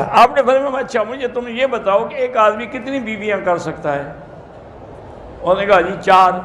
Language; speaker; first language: Urdu; native; Urdu